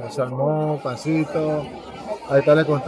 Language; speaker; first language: Spanish; native; Spanish